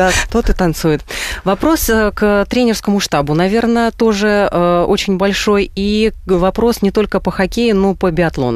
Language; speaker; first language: Russian; native; Russian